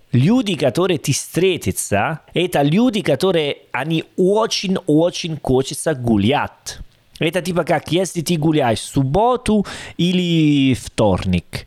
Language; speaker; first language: Russian; non-native, learner; Italian